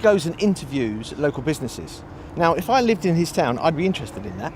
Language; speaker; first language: English; native; English